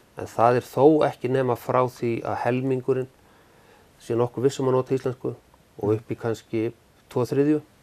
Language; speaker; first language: Icelandic; native; Icelandic